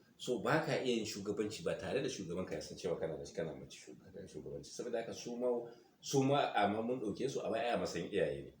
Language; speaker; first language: Hausa; non-native, local second language; Fula